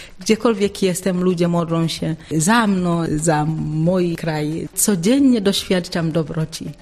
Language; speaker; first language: Polish; non-native, fluent; Swahili